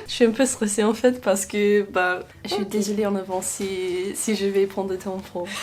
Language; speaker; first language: French; non-native, fluent; English